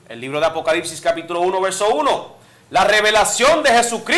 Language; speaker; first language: Spanish; native; Spanish